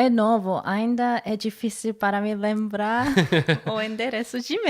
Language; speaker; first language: Portuguese; non-native, learner; Korean